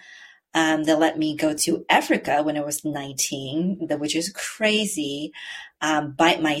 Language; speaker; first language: English; non-native, fluent; Chinese